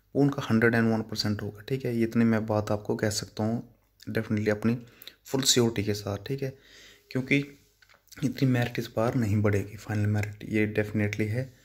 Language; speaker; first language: Hindi; native; Hindi